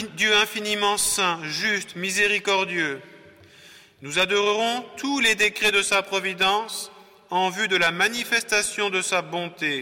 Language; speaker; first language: French; native; French